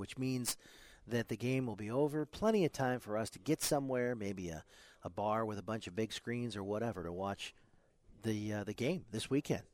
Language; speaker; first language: English; native; English